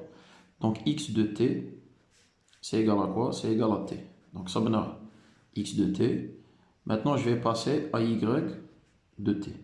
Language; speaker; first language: French; non-native, local second language; Arabic